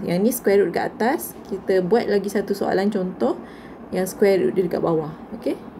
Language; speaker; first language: English; non-native, local second language; Malay